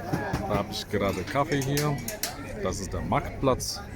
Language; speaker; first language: German; non-native, fluent; Polish